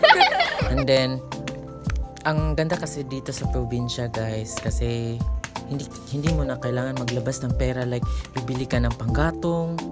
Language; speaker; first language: Filipino; non-native, local second language; Cebuano